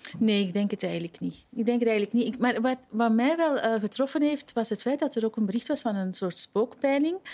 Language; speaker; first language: Dutch; native; Dutch